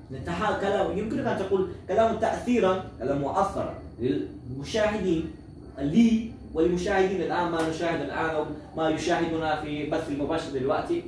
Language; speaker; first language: Arabic; non-native, learner; Uzbek